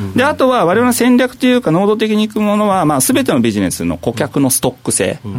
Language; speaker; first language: Japanese; native; Japanese